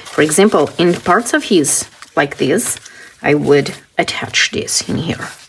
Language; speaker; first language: English; non-native, fluent; Portuguese